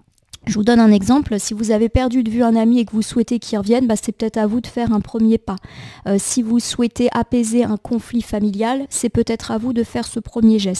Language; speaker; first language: French; native; French